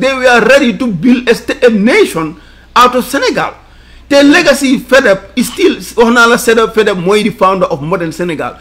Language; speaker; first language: English; non-native, local second language; Wolof